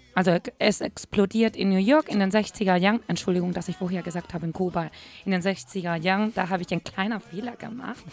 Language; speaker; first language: German; non-native, fluent; Spanish